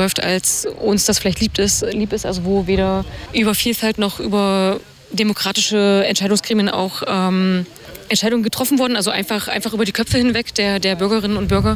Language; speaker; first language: German; native; German